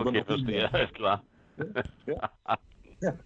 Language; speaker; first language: German; native; German